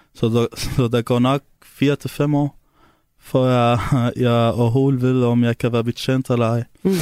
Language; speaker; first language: Danish; non-native, fluent; Arabic